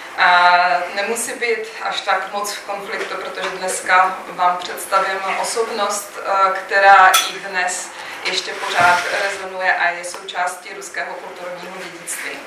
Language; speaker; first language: Czech; non-native, fluent; Russian